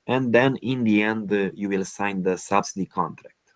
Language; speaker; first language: English; non-native, fluent; Romanian